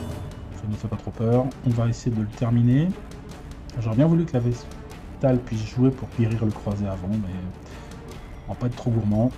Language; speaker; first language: French; native; French